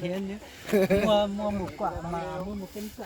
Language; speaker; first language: Vietnamese; non-native, local second language; Hmong